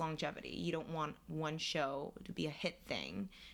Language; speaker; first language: English; non-native, fluent; Korean